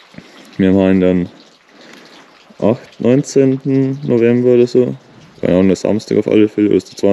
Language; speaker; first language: German; native; German